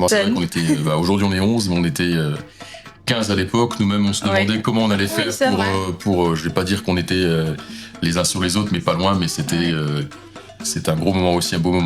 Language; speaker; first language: French; native; French